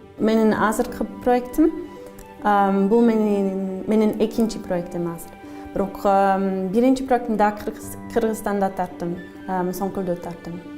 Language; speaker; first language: Kyrgyz; non-native, learner; German